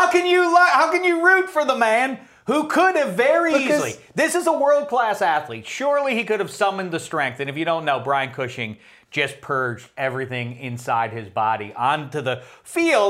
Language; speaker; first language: English; native; English